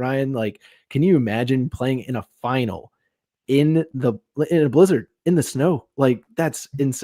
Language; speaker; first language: English; native; English